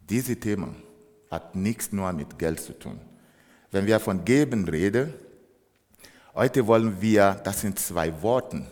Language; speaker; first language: German; non-native, fluent; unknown